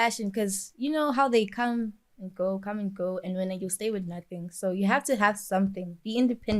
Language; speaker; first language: English; non-native, local second language; Swati